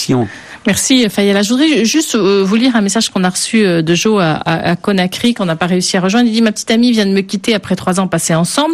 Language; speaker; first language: French; native; French